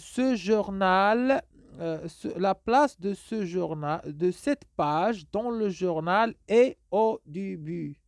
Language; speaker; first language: French; non-native, local second language; Arabic